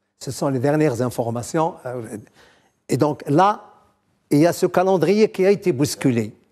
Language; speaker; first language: French; non-native, local second language; Arabic